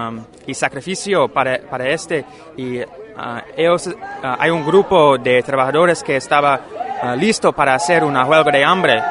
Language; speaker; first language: Spanish; non-native, learner; English